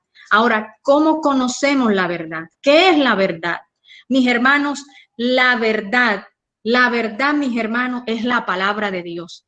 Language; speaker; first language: Spanish; native; Spanish